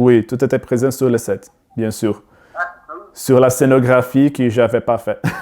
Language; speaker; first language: French; non-native, learner; Portuguese